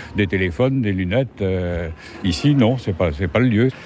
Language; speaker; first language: French; native; French